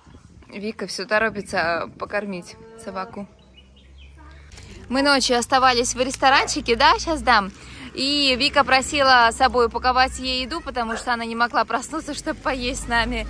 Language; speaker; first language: Russian; native; Russian